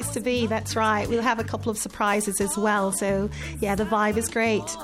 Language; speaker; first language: English; native; English